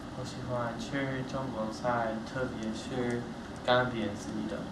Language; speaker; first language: Chinese; non-native, learner; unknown